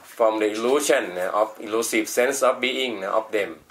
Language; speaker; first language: English; non-native, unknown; Thai